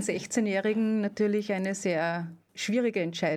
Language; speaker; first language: German; native; German